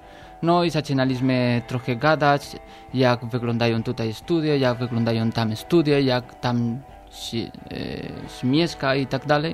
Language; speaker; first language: Polish; non-native, learner; Spanish